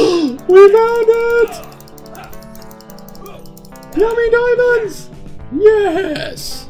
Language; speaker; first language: English; native; English